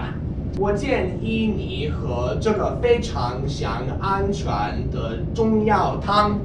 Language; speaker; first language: Chinese; non-native, learner; English